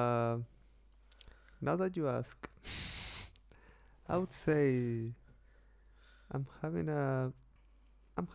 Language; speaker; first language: English; non-native, fluent; Spanish